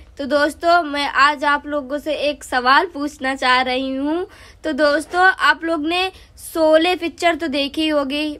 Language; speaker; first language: Hindi; native; Hindi